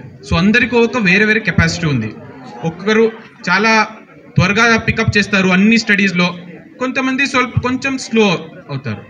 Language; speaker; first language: Telugu; non-native, learner; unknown